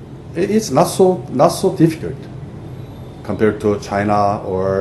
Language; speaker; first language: English; non-native, fluent; Korean